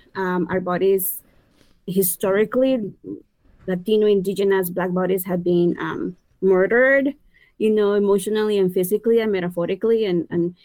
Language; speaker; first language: English; non-native, fluent; Spanish